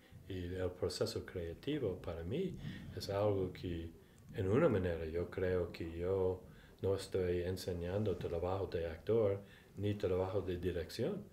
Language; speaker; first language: Spanish; non-native, fluent; English